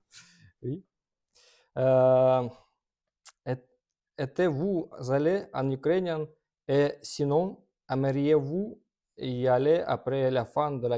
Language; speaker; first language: French; non-native, learner; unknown